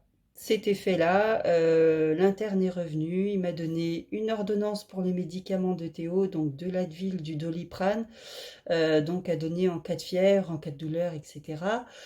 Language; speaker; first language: French; native; French